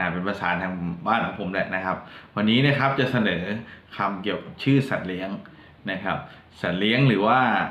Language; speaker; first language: Thai; non-native, local second language; Northern Khmer